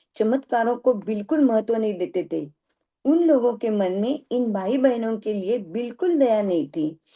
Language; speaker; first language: Hindi; non-native, local second language; Marathi